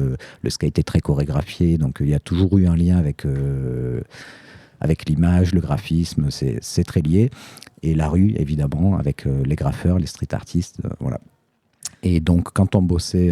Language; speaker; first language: French; native; French